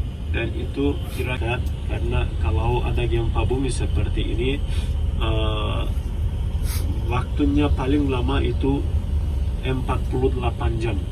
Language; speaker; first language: Indonesian; non-native, fluent; Turkish